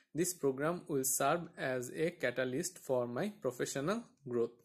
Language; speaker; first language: English; non-native, local second language; Bangla